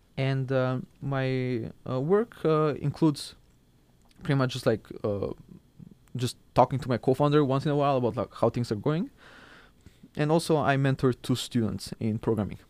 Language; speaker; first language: English; non-native, fluent; Macedonian